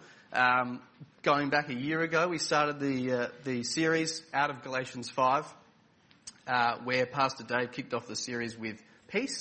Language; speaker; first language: English; native; English